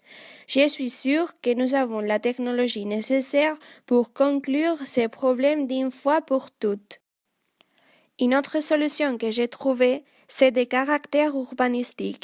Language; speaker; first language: French; non-native, learner; Spanish